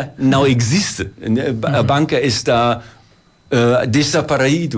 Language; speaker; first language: Portuguese; non-native, learner; German